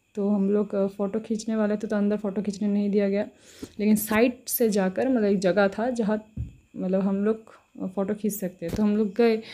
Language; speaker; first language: Hindi; non-native, local second language; Bangla